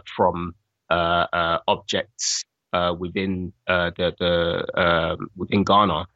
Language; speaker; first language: English; native; English